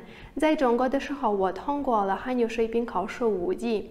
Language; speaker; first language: Chinese; non-native, learner; Russian